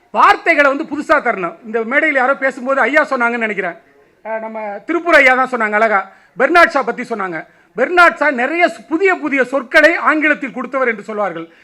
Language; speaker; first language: Tamil; native; Tamil